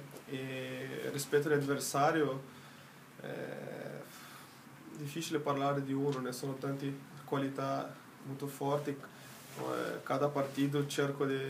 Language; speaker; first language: Italian; non-native, learner; Portuguese